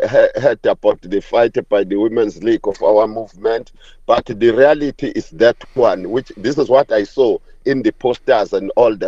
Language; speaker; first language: English; non-native, local second language; Zulu